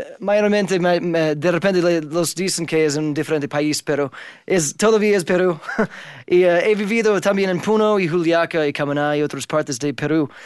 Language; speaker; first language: Spanish; non-native, fluent; English